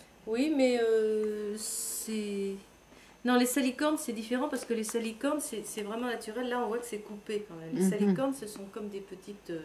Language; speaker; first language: French; native; French